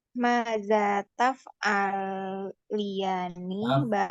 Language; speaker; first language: Arabic; non-native, learner; Indonesian